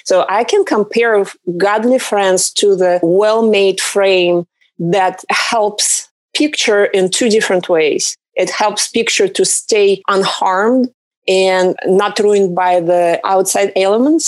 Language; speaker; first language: English; non-native, fluent; Russian